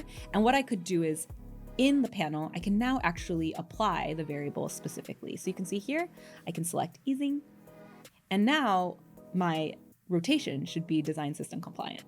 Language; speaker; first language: English; native; English